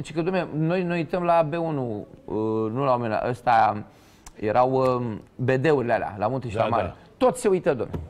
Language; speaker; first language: Romanian; native; Romanian